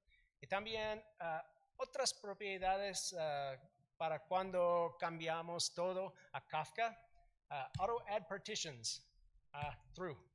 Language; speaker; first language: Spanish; non-native, learner; English